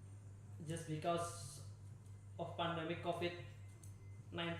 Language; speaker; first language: English; non-native, learner; Indonesian